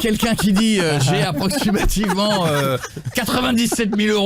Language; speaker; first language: French; native; French